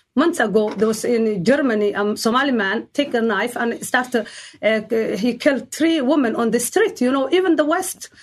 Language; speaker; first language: English; non-native, learner; Somali